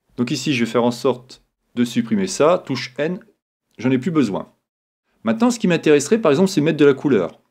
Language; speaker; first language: French; native; French